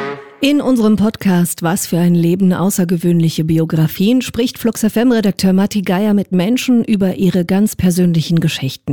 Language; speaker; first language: German; native; German